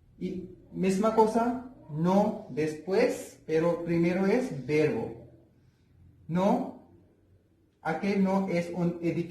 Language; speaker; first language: Spanish; non-native, learner; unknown